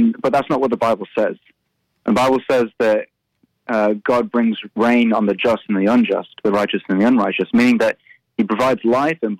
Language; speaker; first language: English; native; English